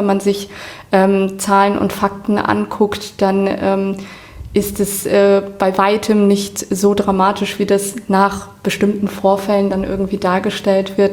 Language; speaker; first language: German; native; German